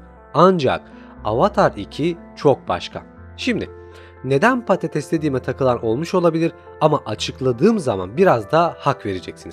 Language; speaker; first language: Turkish; native; Turkish